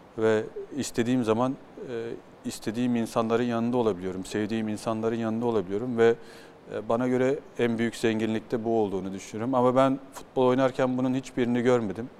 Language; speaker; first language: Turkish; early bilingual, heritage; Turkish